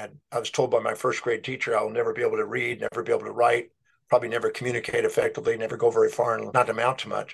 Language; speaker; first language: English; native; English